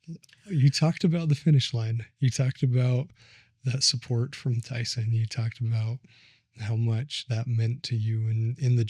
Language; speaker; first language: English; native; English